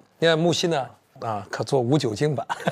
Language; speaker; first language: Chinese; native; Chinese